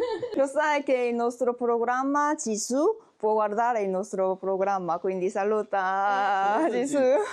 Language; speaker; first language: Italian; non-native, learner; Korean